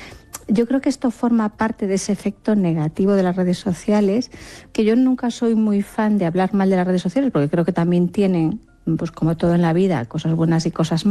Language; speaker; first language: Spanish; native; Spanish